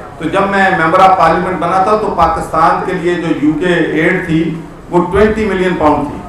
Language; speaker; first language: Urdu; non-native, local second language; Punjabi